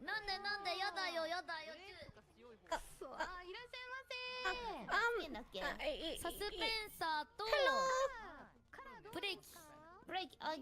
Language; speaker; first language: Japanese; non-native, learner; English